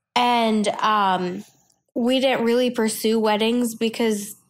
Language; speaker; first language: English; native; English